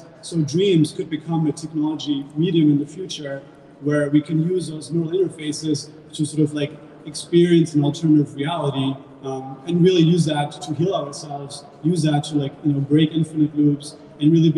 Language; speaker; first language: English; non-native, fluent; German